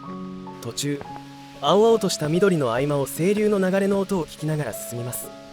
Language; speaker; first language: Japanese; native; Japanese